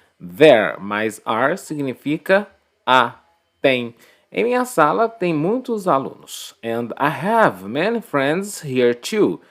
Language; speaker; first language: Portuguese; native; Portuguese